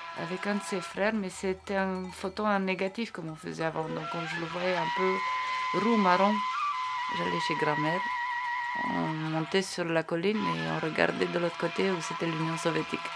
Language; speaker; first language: French; non-native, fluent; Romanian